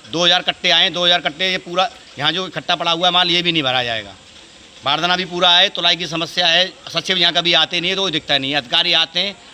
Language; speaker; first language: Hindi; native; Hindi